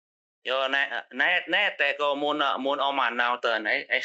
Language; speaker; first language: Finnish; non-native, fluent; Vietnamese